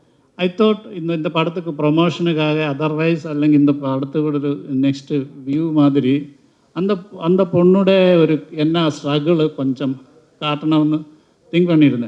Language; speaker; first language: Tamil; non-native, learner; Malayalam